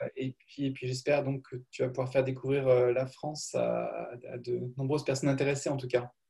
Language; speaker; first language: French; native; French